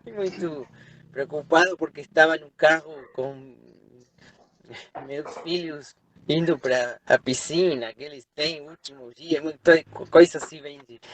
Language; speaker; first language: Portuguese; non-native, fluent; Spanish